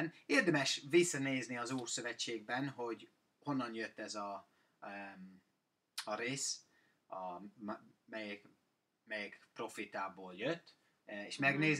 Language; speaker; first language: Hungarian; non-native, fluent; English